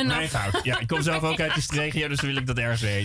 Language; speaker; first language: Dutch; native; Dutch